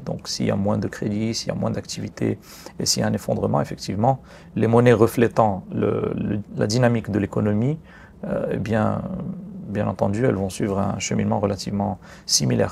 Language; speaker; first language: French; non-native, local second language; Arabic